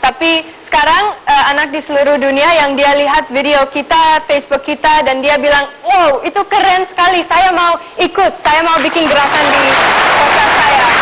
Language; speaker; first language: Indonesian; non-native, local second language; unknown